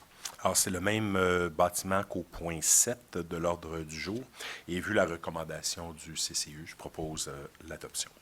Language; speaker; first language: French; native; French